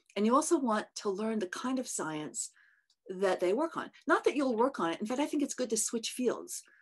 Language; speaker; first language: English; native; English